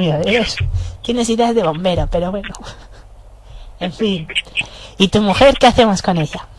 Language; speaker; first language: Spanish; native; Spanish